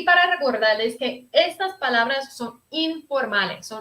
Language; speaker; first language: Spanish; early bilingual, heritage; Spanish